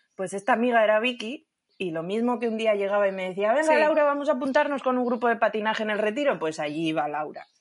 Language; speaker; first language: Spanish; native; Spanish